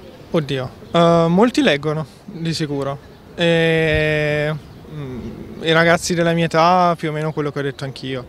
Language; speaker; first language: Italian; native; Italian